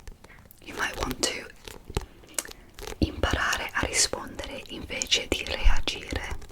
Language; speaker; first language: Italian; non-native, fluent; English